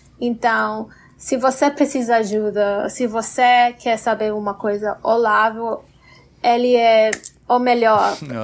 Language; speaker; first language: Portuguese; non-native, fluent; English